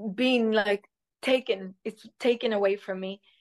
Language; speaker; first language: English; early bilingual, other home language; Spanish